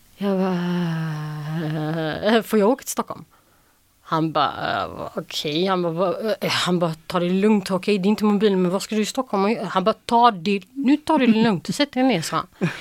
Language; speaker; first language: Swedish; early bilingual, other home language; Albanian